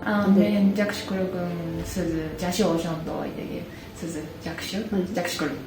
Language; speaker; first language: Kyrgyz; non-native, learner; Japanese